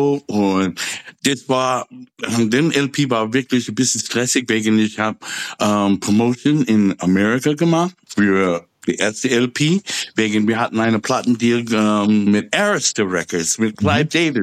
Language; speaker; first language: German; non-native, fluent; English